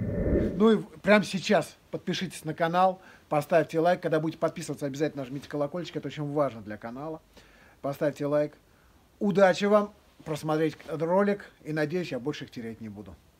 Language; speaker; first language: Russian; native; Russian